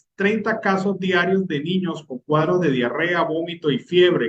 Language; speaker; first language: Spanish; native; Spanish